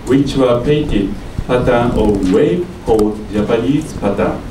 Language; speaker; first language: English; non-native, learner; Japanese